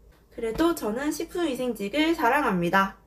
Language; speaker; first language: Korean; native; Korean